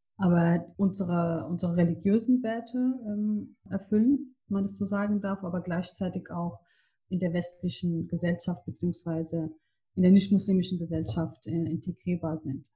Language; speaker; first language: German; early bilingual, other home language; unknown